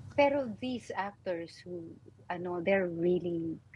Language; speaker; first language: Filipino; native; Filipino